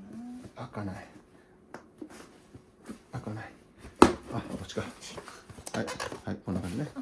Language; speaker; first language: Japanese; native; Japanese